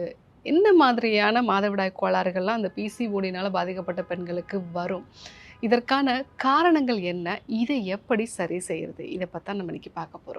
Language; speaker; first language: Tamil; native; Tamil